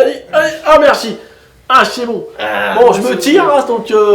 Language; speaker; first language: French; native; French